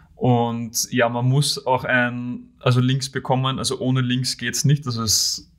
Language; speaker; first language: German; native; German